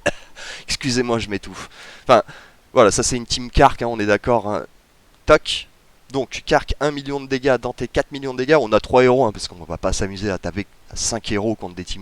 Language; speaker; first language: French; native; French